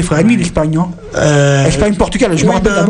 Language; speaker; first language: French; native; French